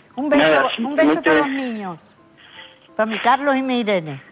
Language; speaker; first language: Spanish; native; Spanish